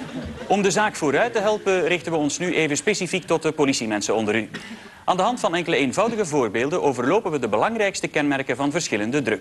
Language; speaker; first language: Dutch; native; Dutch